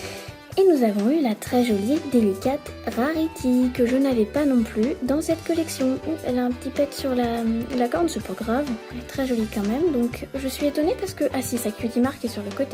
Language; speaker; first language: French; native; French